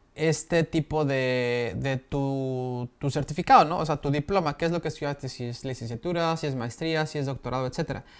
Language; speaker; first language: Spanish; native; Spanish